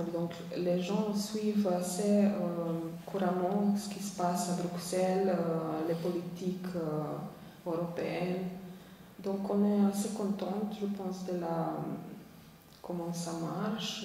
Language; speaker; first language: French; non-native, fluent; Slovenian